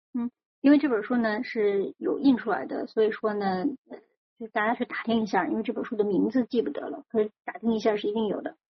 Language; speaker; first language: Chinese; native; Chinese